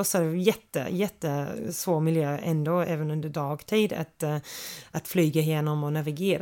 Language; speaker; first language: Swedish; non-native, fluent; English